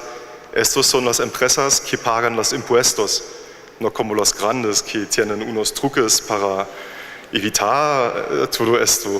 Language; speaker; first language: Spanish; non-native, learner; German